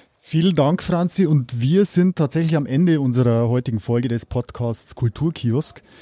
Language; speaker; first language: German; native; German